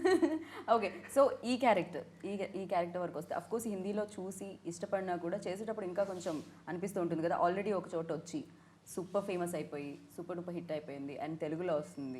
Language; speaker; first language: Telugu; native; Telugu